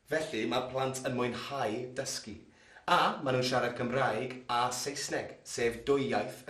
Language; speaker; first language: Welsh; non-native, local second language; English